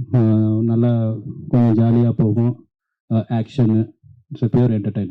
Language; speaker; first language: Tamil; native; Tamil